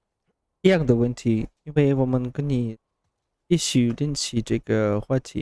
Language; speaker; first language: Chinese; non-native, learner; Russian